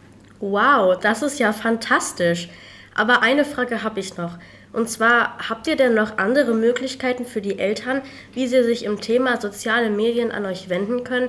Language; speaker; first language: German; native; German